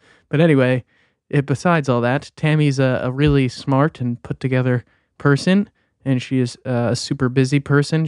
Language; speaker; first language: English; native; English